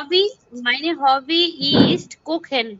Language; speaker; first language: German; non-native, learner; Bangla